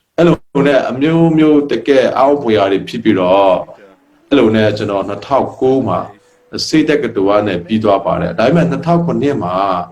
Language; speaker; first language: Burmese; non-native, local second language; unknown